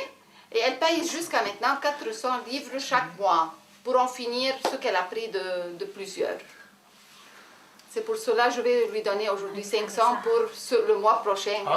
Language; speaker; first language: French; non-native, learner; Arabic